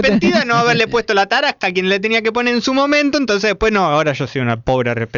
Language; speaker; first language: Spanish; native; Spanish